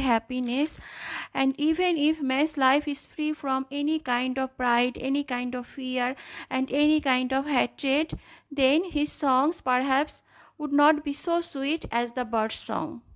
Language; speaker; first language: English; non-native, local second language; Bangla